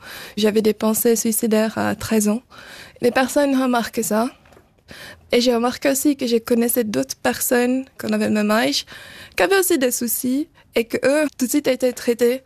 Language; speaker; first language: French; early bilingual, other home language; Portuguese